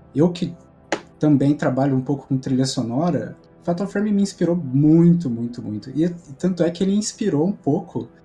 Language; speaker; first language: Portuguese; native; Portuguese